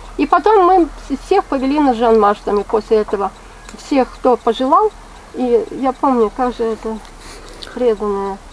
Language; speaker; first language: Russian; native; Russian